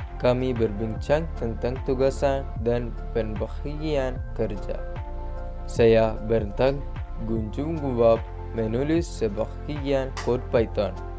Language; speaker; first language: Malay; non-native, learner; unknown